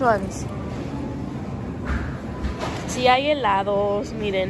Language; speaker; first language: Spanish; early bilingual, heritage; Spanish